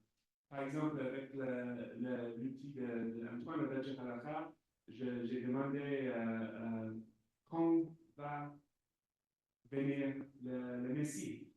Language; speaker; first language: French; non-native, fluent; English